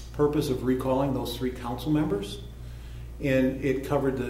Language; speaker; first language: English; native; English